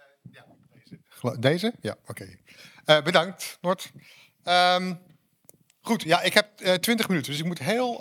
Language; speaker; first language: Dutch; native; Dutch